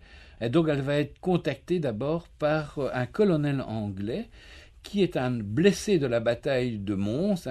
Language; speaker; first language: French; native; French